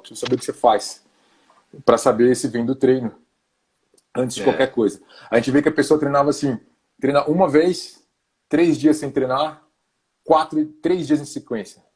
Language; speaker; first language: Portuguese; native; Portuguese